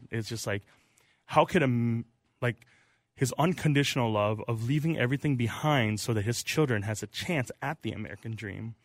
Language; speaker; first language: English; native; English